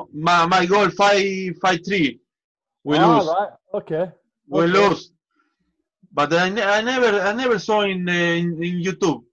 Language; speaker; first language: English; non-native, learner; Spanish